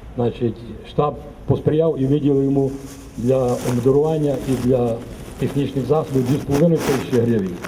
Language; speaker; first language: Ukrainian; native; Ukrainian